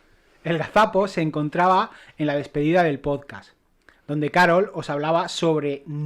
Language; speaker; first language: Spanish; native; Spanish